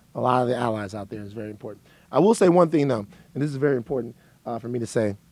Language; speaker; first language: English; native; English